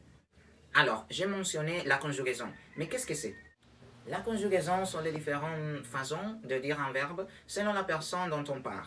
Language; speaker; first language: French; non-native, learner; Spanish